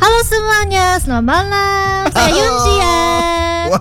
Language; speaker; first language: Indonesian; non-native, learner; Korean